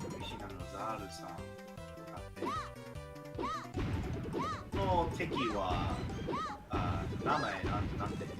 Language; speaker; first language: Japanese; non-native, learner; English